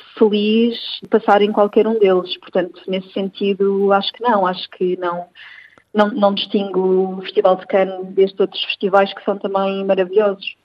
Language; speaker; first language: Portuguese; native; Portuguese